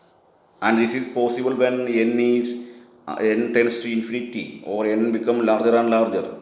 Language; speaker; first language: English; non-native, local second language; Malayalam